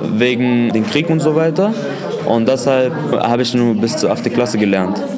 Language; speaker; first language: German; non-native, learner; Arabic